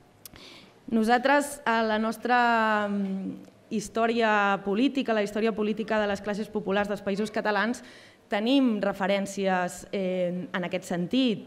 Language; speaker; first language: Catalan; native; Catalan